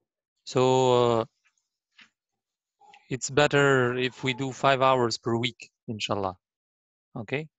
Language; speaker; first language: English; non-native, learner; Arabic